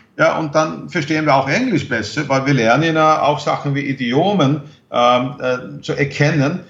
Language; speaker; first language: German; non-native, fluent; Swedish